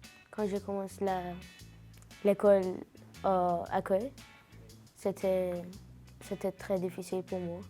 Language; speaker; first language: French; non-native, learner; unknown